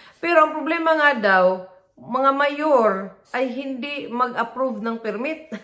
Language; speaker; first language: Filipino; non-native, local second language; Cebuano